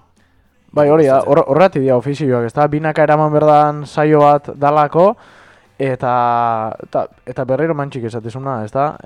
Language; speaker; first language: Basque; native; Basque